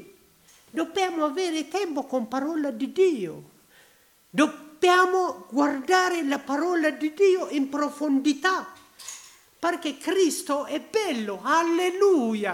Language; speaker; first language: Italian; non-native, learner; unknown